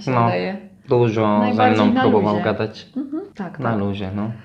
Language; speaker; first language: Polish; non-native, learner; Turkish